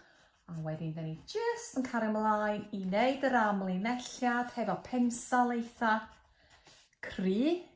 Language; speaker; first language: Welsh; native; Welsh